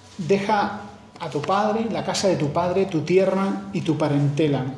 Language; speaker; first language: Spanish; native; Spanish